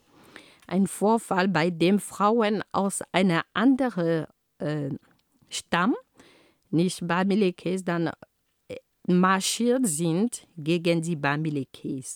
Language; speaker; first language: German; non-native, fluent; Ghomala